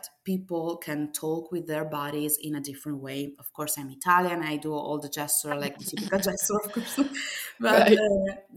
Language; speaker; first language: English; non-native, fluent; Italian